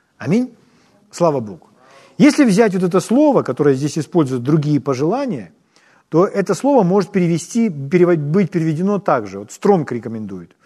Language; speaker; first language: Russian; non-native, local second language; Ukrainian